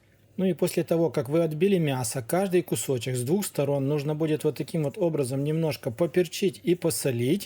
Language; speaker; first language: Russian; native; Russian